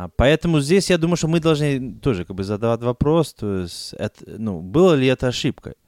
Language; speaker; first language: Russian; non-native, fluent; English